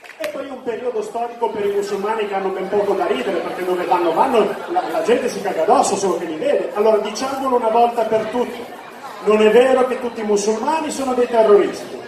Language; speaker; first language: Italian; native; Italian